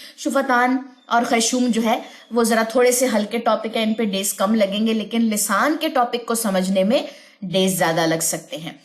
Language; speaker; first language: Urdu; native; Urdu